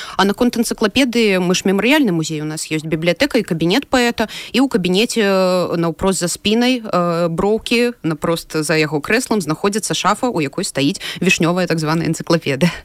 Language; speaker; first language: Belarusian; native; Belarusian